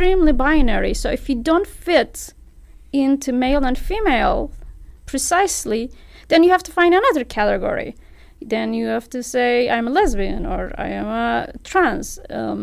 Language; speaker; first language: English; non-native, fluent; Turkish